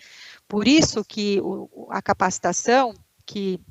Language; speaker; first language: Portuguese; native; Portuguese